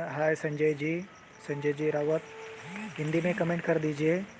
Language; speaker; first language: Hindi; non-native, local second language; Marathi